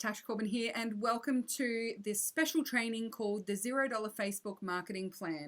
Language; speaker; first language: English; native; English